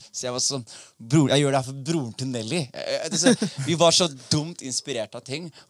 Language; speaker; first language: Norwegian; early bilingual, other home language; Somali